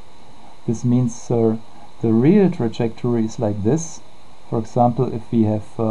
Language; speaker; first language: English; non-native, fluent; German